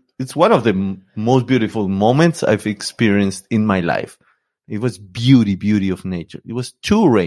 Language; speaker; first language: English; non-native, fluent; Spanish